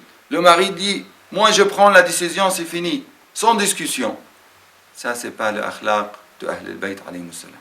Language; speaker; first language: French; non-native, fluent; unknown